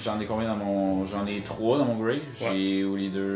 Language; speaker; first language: French; native; French